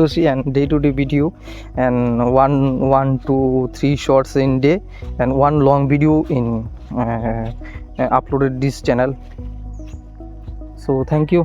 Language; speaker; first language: English; non-native, learner; Hindi